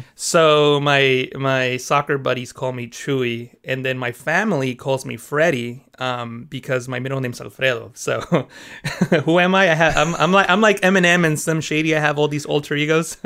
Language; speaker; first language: English; early bilingual, other home language; Spanish